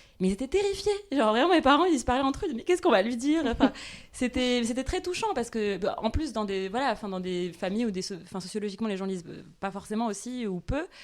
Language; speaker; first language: French; non-native, local second language; Arabic